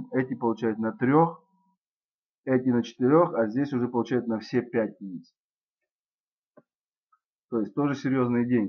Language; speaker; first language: Russian; native; Russian